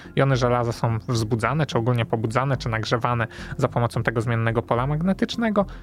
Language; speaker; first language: Polish; native; Polish